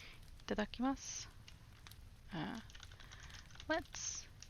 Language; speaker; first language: Japanese; non-native, learner; English